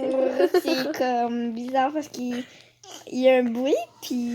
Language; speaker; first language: French; native; French